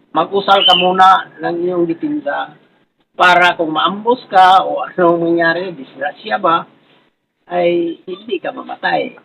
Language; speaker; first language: Filipino; non-native, local second language; Cebuano